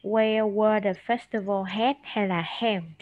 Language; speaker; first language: English; non-native, fluent; Vietnamese